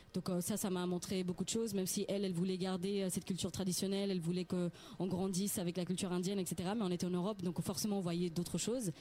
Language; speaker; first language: French; non-native, fluent; Spanish